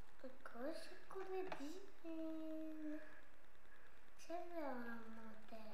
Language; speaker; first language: Romanian; non-native, learner; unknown